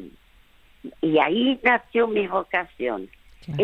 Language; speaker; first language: Spanish; early bilingual, other home language; French